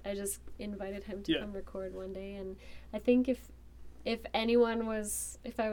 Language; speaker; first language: English; native; English